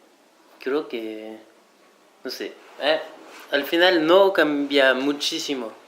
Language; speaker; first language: Spanish; non-native, fluent; French